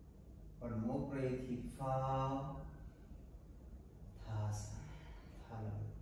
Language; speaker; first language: Vietnamese; non-native, learner; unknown